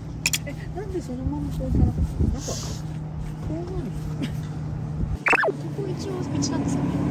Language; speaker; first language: Japanese; native; Japanese